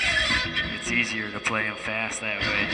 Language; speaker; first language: English; native; English